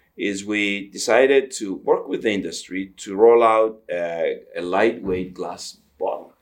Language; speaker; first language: English; non-native, fluent; Greek